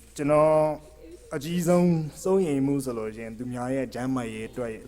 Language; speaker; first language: Burmese; non-native, fluent; English